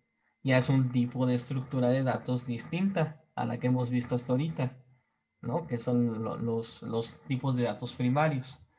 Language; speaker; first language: Spanish; native; Spanish